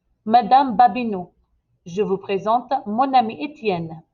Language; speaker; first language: French; non-native, fluent; English